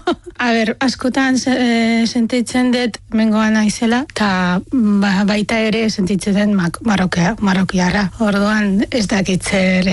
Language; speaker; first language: Basque; non-native, fluent; Arabic